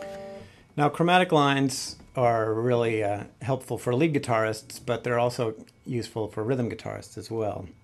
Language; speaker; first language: English; native; English